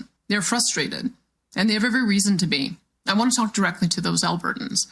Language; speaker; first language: English; native; English